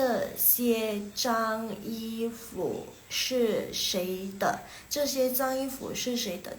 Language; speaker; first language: Chinese; non-native, fluent; Indonesian